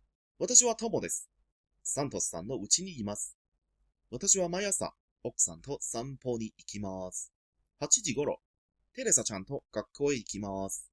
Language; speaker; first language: Japanese; non-native, fluent; Cantonese